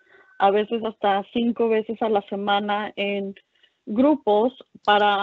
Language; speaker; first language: Spanish; early bilingual, heritage; Spanish